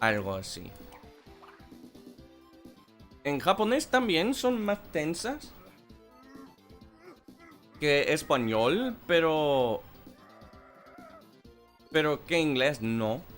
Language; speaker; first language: Spanish; non-native, fluent; English